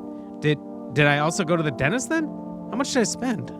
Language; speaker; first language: English; native; English